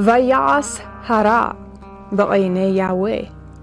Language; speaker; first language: Hebrew; non-native, learner; Indonesian